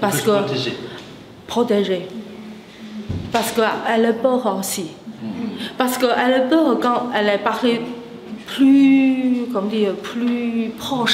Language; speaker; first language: French; non-native, learner; Chinese